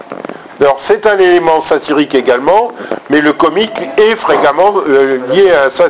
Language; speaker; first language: French; native; French